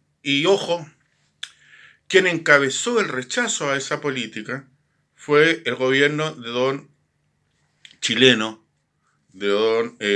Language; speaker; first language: Spanish; native; Spanish